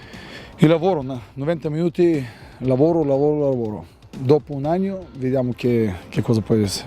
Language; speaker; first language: Italian; non-native, fluent; Bulgarian